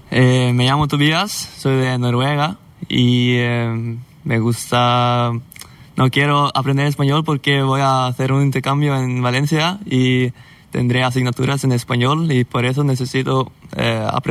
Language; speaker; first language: Spanish; non-native, learner; Norwegian